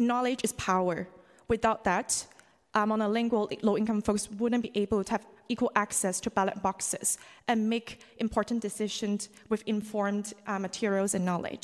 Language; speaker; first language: English; non-native, local second language; Cantonese